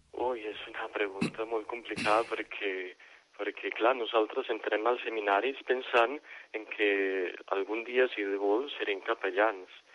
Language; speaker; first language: Catalan; non-native, fluent; Spanish